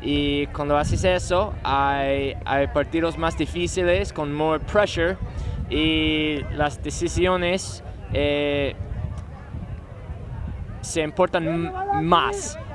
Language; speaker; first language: Spanish; non-native, learner; English